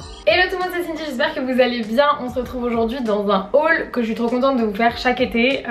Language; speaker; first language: French; native; French